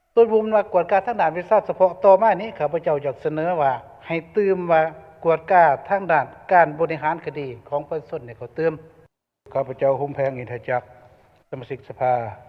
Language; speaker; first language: Lao; native; Lao